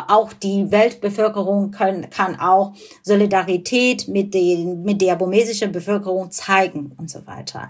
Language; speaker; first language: German; non-native, fluent; Burmese